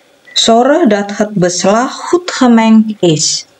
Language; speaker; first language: Dutch; non-native, fluent; Indonesian